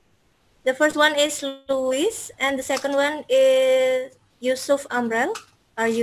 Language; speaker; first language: English; non-native, fluent; Indonesian